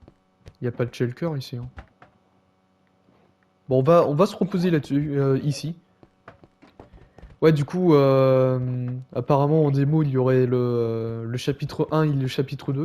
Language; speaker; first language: French; native; French